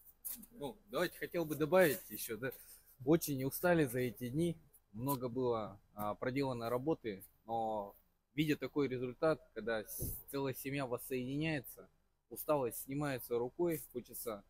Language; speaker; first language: Russian; native; Russian